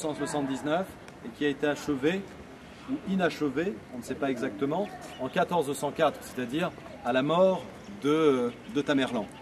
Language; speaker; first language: French; native; French